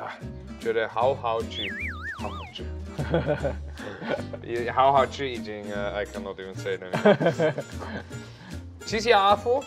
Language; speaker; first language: Chinese; non-native, learner; German